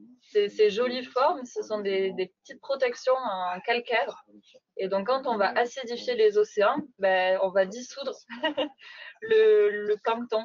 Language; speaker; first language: French; native; French